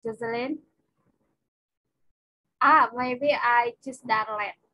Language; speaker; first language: English; non-native, fluent; Indonesian